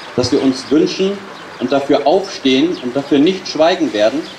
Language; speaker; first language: German; native; German